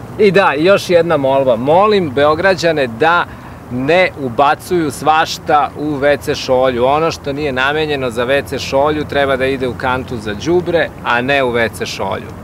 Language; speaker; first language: Serbian; native; Serbian